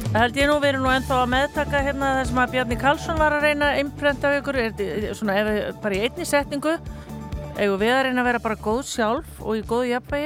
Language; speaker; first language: Icelandic; native; Icelandic